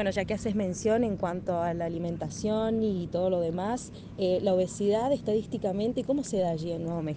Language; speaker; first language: Spanish; native; Spanish